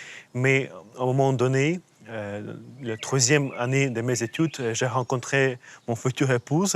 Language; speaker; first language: French; non-native, fluent; Ukrainian